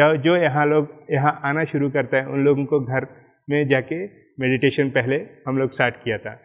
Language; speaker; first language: Hindi; non-native, local second language; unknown